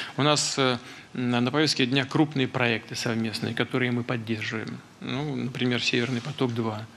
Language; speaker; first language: Russian; native; Russian